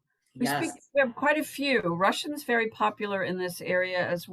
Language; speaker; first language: English; native; English